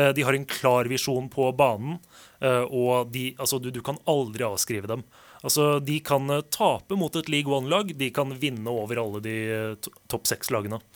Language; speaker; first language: Norwegian; non-native, fluent; Portuguese